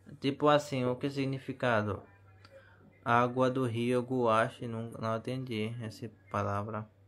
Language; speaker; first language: Portuguese; non-native, learner; Hindi